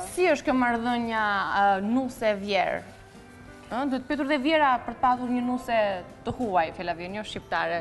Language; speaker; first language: Albanian; native; Albanian